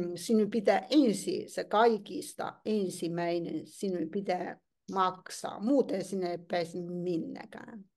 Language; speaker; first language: Finnish; non-native, fluent; Chinese